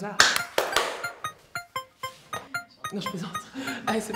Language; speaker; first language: French; native; French